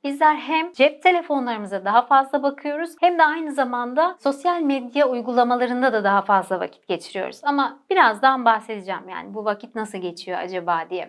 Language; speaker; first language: Turkish; native; Turkish